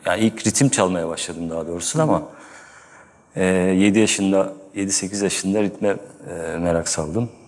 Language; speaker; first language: Turkish; native; Turkish